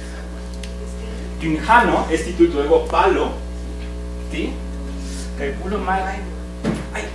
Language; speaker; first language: Greek; non-native, fluent; Spanish